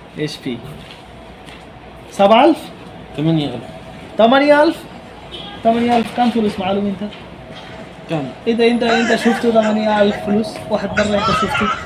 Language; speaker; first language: Arabic; non-native, learner; Bangla